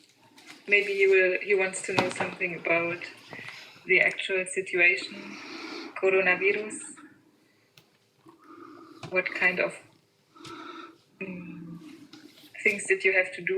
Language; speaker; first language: English; non-native, fluent; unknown